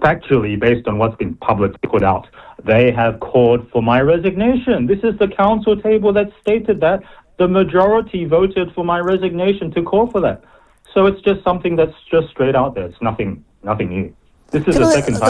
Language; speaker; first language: English; native; English